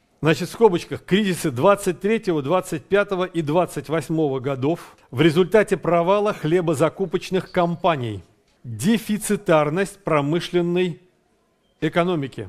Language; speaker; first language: Russian; native; Russian